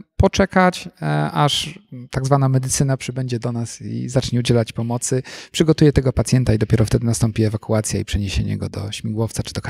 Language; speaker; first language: Polish; native; Polish